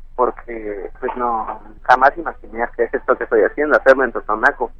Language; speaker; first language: Spanish; non-native, local second language; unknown